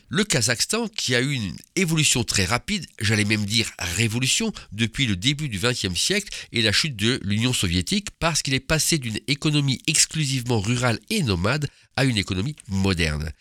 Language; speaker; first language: French; native; French